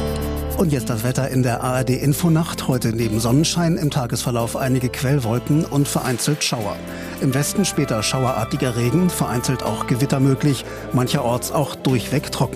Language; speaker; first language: German; native; German